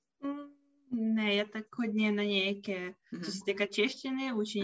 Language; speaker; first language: Czech; non-native, learner; Russian